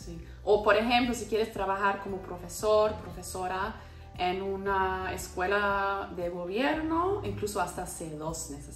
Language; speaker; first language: Spanish; non-native, fluent; German